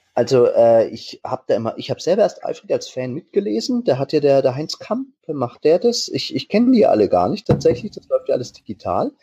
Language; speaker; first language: German; native; German